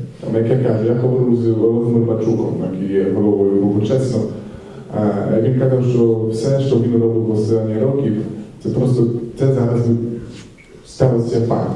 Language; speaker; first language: Ukrainian; non-native, learner; Polish